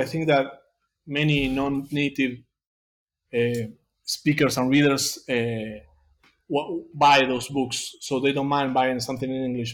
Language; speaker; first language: English; non-native, fluent; Spanish